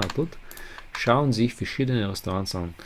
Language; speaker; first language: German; non-native, learner; Ukrainian